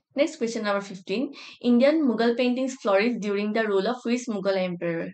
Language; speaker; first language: English; non-native, local second language; Assamese